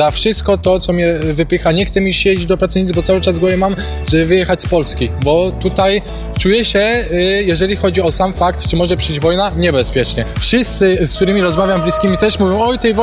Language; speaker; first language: Polish; native; Polish